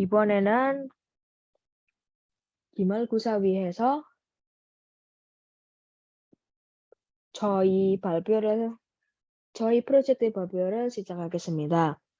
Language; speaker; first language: Korean; non-native, learner; Indonesian